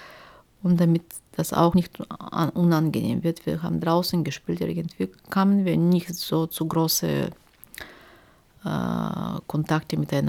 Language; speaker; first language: German; non-native, fluent; Turkish